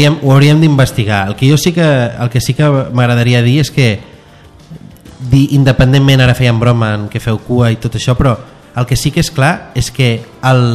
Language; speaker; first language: Catalan; native; Catalan